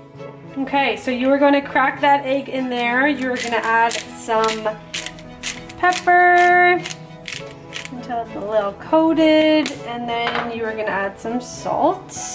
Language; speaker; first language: English; native; English